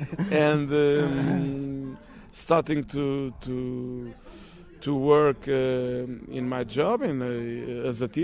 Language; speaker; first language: English; non-native, fluent; Portuguese